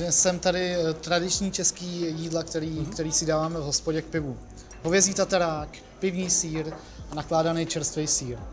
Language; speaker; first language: Czech; native; Czech